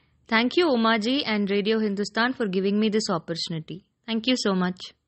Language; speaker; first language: English; non-native, local second language; Tamil